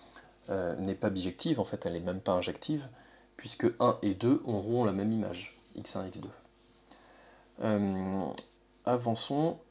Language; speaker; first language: French; native; French